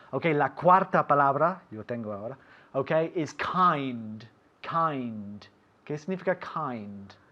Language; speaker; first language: Spanish; non-native, fluent; English